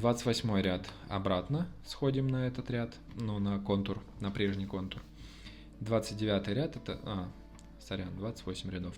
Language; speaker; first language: Russian; native; Russian